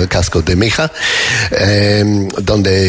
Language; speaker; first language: Spanish; non-native, learner; English